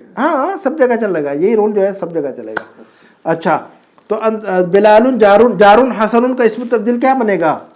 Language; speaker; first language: Urdu; native; Urdu